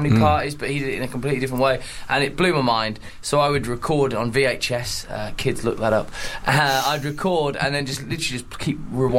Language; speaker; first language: English; native; English